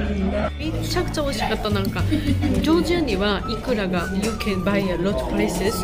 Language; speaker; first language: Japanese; non-native, learner; Georgian